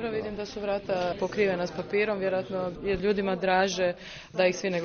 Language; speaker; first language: Croatian; native; Croatian